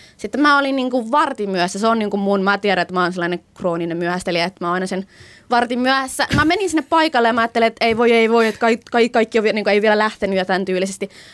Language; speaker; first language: Finnish; native; Finnish